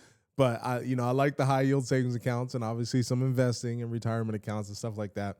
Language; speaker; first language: English; native; English